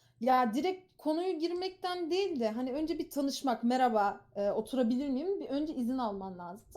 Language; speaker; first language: Turkish; early bilingual, heritage; Turkish